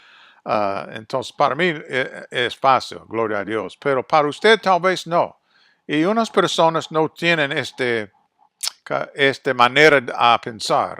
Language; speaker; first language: Spanish; non-native, fluent; English